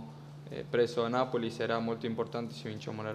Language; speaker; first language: Italian; non-native, fluent; Spanish